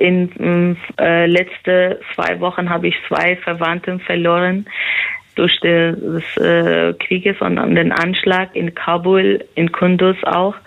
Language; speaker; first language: German; non-native, fluent; Persian